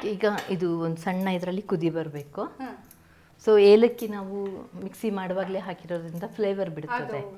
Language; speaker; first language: Kannada; native; Kannada